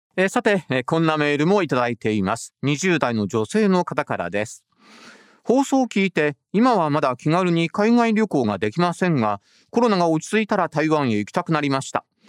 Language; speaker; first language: Japanese; native; Japanese